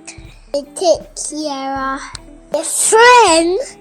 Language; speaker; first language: English; non-native, local second language; Jamaican Creole English